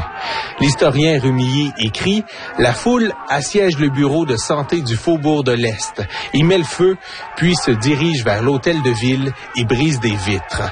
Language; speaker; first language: French; native; French